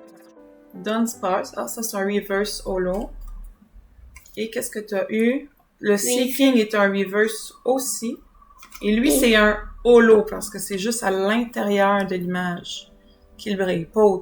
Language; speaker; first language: French; native; French